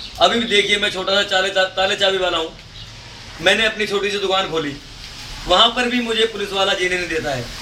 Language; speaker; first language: Hindi; native; Hindi